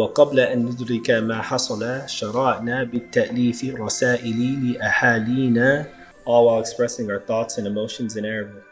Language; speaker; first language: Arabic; non-native, learner; English